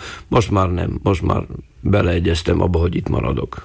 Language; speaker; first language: Hungarian; non-native, local second language; Slovak